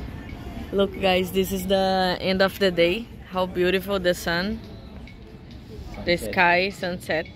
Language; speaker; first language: English; non-native, learner; Portuguese